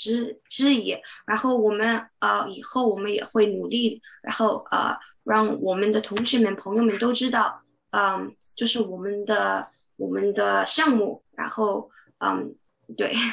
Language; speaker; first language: Chinese; early bilingual, heritage; Chinese